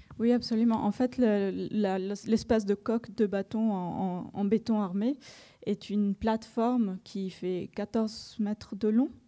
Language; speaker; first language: French; non-native, fluent; Spanish